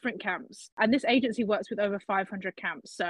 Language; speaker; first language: English; native; English